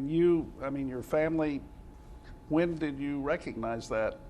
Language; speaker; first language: English; native; English